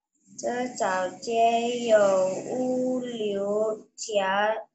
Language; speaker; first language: Chinese; non-native, learner; Indonesian